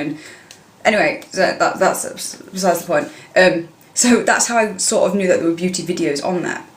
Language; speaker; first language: English; native; English